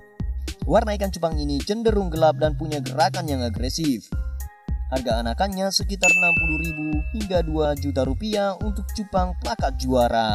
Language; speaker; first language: Indonesian; native; Indonesian